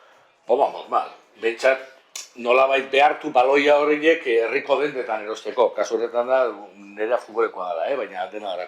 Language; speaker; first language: Basque; native; Basque